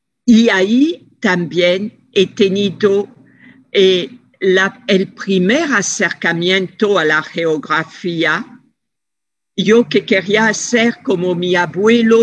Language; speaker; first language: Spanish; non-native, fluent; French